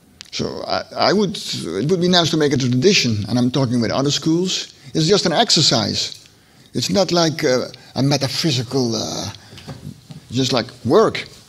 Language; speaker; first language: English; non-native, fluent; Dutch